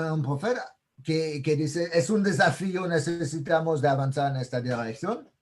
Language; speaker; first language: Spanish; non-native, fluent; French